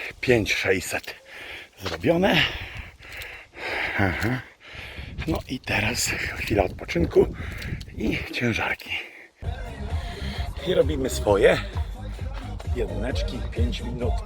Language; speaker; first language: Polish; native; Polish